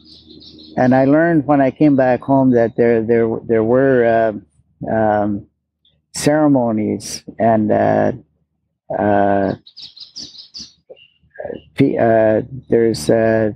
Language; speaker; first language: English; native; English